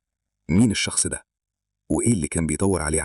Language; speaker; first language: Arabic; native; Arabic